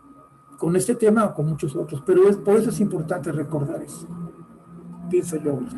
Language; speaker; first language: Spanish; native; Spanish